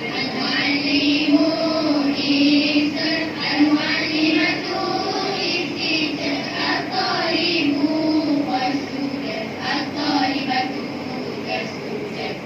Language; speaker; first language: Arabic; non-native, fluent; Malay